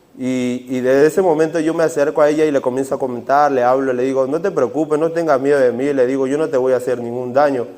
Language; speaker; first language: Spanish; native; Spanish